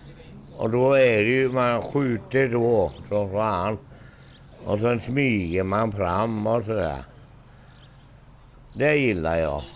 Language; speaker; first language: Swedish; non-native, local second language; Finnish